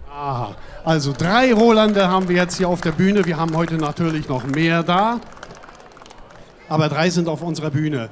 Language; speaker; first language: German; native; German